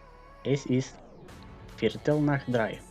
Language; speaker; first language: German; non-native, fluent; Macedonian